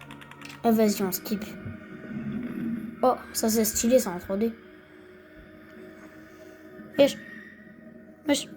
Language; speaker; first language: French; native; French